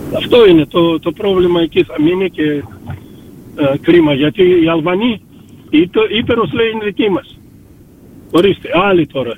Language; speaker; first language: Greek; early bilingual, heritage; Greek